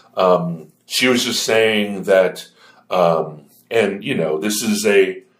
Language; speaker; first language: English; native; English